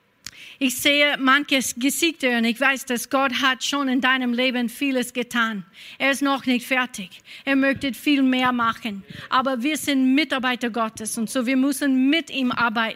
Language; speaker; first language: German; non-native, fluent; English